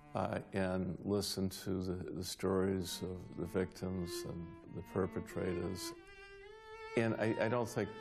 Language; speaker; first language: English; native; English